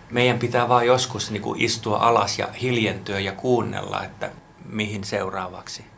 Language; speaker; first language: Finnish; non-native, local second language; Swedish